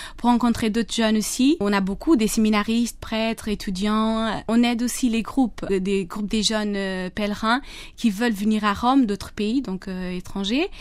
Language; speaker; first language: French; non-native, fluent; Portuguese